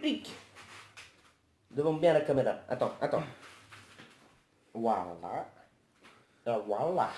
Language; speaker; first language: French; native; French